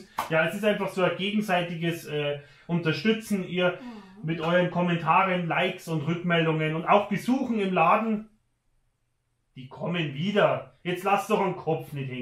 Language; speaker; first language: German; native; German